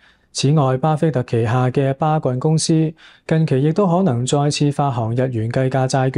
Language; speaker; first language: Cantonese; native; Cantonese